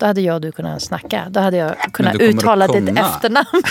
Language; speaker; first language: Swedish; native; Swedish